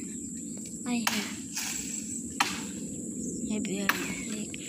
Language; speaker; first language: English; non-native, learner; Filipino